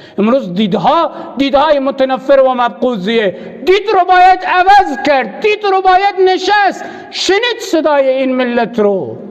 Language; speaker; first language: Persian; non-native, local second language; Baluchi